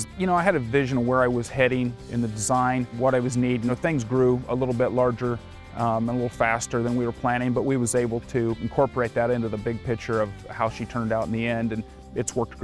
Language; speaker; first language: English; native; English